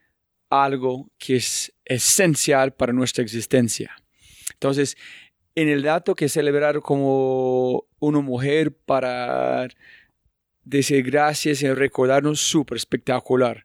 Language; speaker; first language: Spanish; non-native, fluent; English